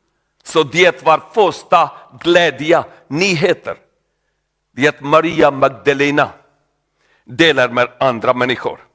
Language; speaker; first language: Swedish; non-native, learner; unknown